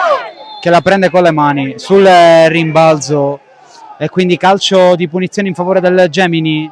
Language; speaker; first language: Italian; native; Italian